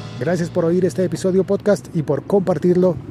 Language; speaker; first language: Spanish; native; Spanish